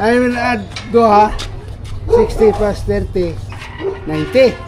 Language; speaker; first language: English; non-native, local second language; Filipino